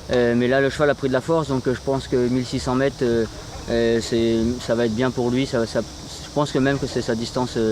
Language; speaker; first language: French; native; French